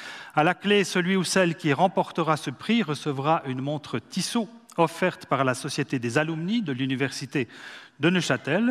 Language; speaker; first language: French; native; French